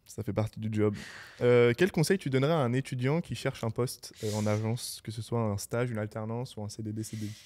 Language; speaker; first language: French; native; French